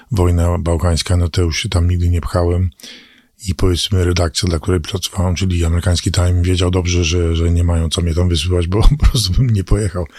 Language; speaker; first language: Polish; early bilingual, other home language; English